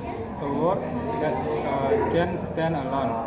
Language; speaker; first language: English; non-native, learner; Indonesian